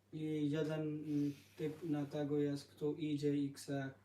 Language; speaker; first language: Polish; non-native, learner; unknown